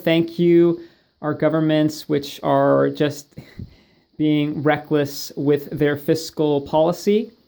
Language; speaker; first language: English; native; English